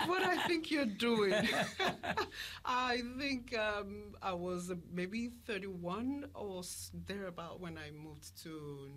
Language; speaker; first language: English; non-native, local second language; Yoruba